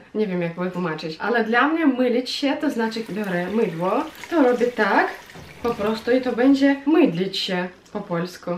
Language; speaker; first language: Polish; non-native, fluent; Russian